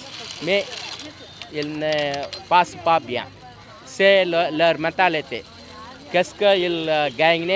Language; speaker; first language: French; non-native, learner; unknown